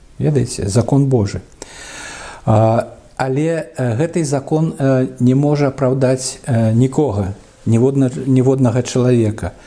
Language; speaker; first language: Belarusian; non-native, local second language; Russian